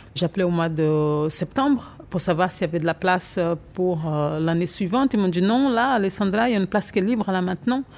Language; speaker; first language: French; non-native, fluent; Portuguese